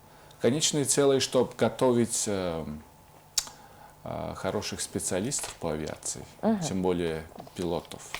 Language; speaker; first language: Russian; non-native, fluent; Mongolian